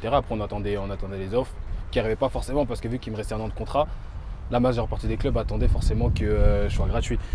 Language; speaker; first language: French; native; French